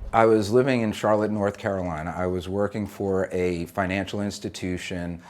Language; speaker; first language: English; native; English